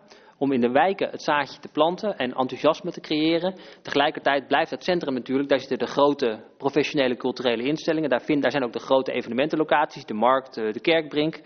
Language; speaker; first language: Dutch; native; Dutch